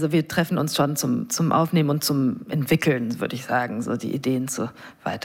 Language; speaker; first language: German; non-native, fluent; English